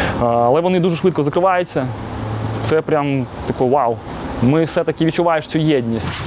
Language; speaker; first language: Ukrainian; non-native, local second language; Russian